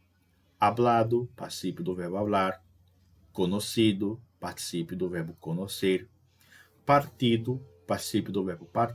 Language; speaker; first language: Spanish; non-native, fluent; Portuguese